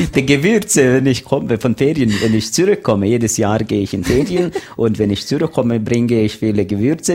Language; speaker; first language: German; non-native, learner; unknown